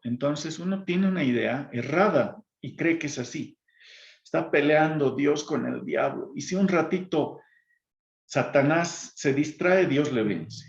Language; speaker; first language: Spanish; native; Spanish